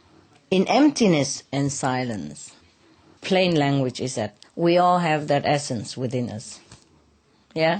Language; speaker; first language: English; non-native, fluent; Vietnamese